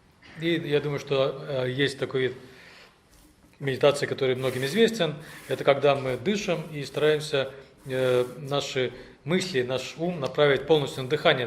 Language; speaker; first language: Russian; native; Russian